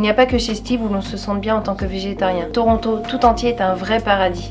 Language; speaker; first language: French; native; French